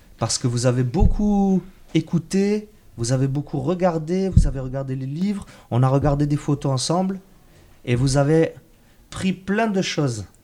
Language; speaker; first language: French; native; French